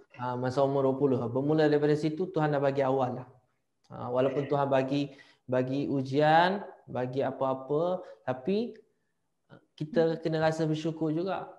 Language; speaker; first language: Malay; native; Malay